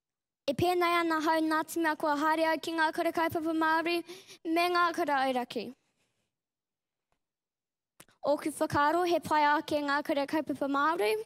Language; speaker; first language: Māori; non-native, local second language; English